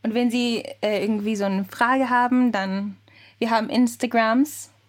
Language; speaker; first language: German; early bilingual, other home language; Japanese